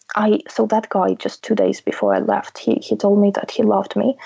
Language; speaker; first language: English; non-native, fluent; Russian